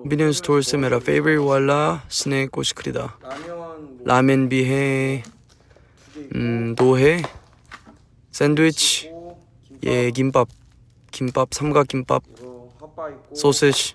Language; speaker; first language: Hindi; non-native, learner; Korean